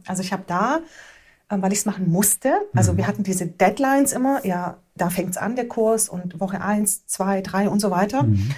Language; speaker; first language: German; early bilingual, other home language; Hungarian